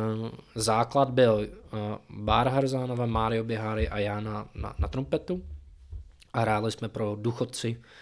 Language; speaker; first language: Czech; non-native, fluent; English